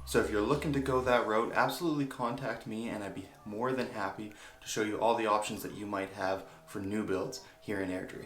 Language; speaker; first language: English; native; English